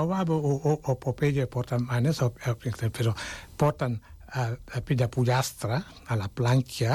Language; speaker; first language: Catalan; non-native, fluent; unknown